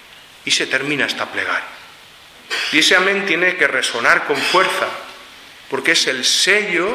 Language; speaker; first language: Spanish; native; Spanish